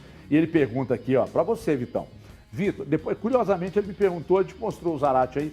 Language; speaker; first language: Portuguese; native; Portuguese